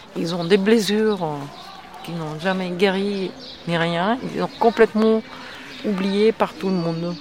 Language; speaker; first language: French; non-native, fluent; Spanish